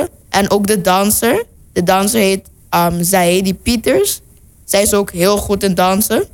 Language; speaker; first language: Dutch; non-native, local second language; Papiamento